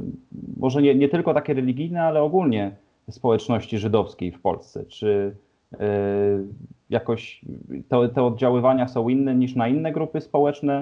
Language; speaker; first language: Polish; native; Polish